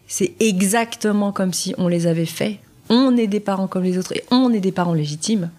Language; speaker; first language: French; native; French